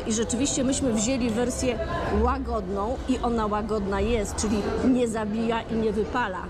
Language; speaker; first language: Polish; native; Polish